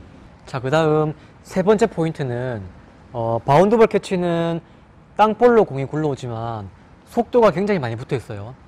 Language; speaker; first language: Korean; native; Korean